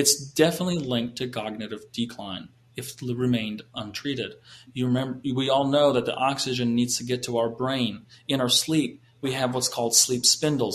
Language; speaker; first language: English; native; English